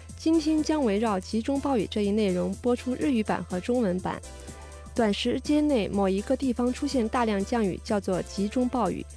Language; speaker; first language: Chinese; native; Chinese